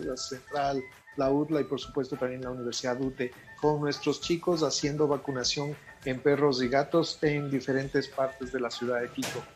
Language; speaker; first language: Spanish; native; Spanish